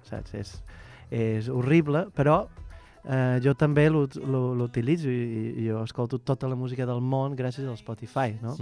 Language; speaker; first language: Catalan; non-native, fluent; Portuguese